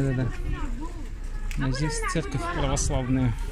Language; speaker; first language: Russian; native; Russian